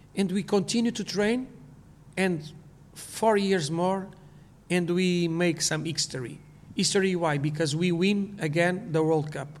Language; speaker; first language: English; non-native, learner; Portuguese